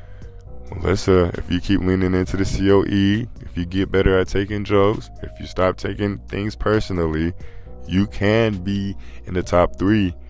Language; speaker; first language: English; native; English